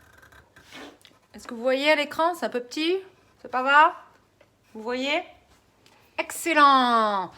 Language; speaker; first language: French; native; French